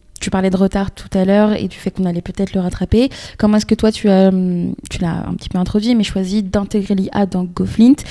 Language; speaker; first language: French; native; French